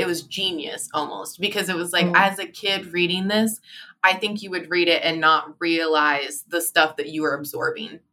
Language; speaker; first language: English; native; English